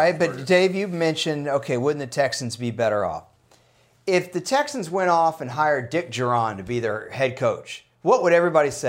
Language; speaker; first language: English; native; English